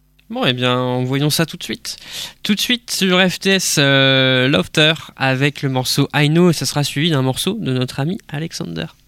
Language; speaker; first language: French; native; French